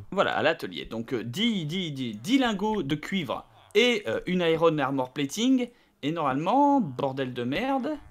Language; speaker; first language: French; native; French